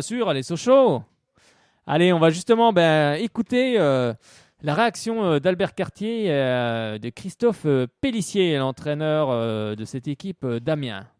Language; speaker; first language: French; native; French